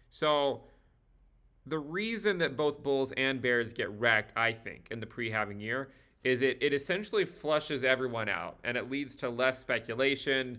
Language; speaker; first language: English; native; English